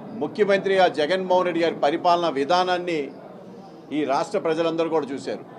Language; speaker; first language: Telugu; native; Telugu